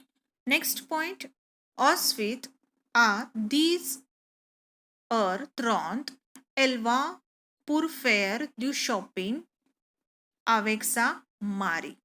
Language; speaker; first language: French; non-native, learner; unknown